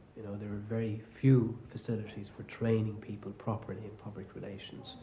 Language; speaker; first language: English; native; English